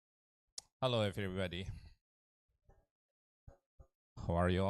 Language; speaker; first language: English; non-native, learner; Indonesian